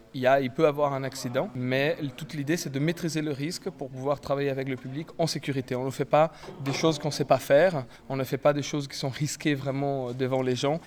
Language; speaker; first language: French; non-native, fluent; Portuguese